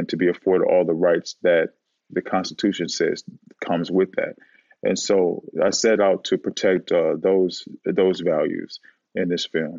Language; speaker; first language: English; native; English